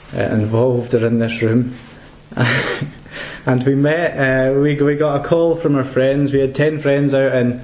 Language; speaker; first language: English; native; English